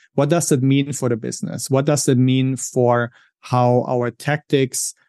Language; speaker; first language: English; non-native, fluent; German